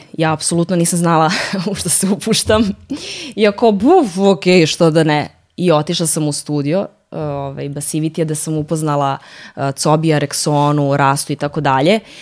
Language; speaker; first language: Serbian; early bilingual, heritage; Serbian